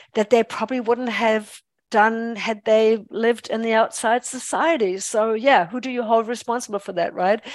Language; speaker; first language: English; non-native, fluent; German